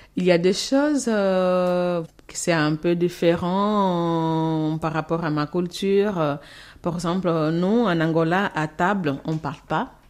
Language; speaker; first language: French; non-native, fluent; Portuguese